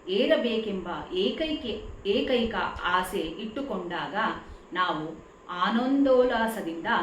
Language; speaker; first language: Kannada; native; Kannada